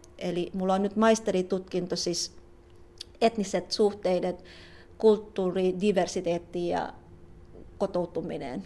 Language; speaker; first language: Finnish; non-native, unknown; Filipino